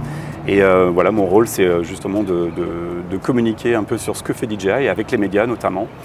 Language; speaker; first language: French; native; French